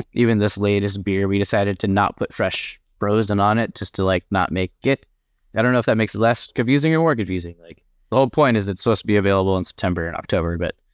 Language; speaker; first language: English; native; English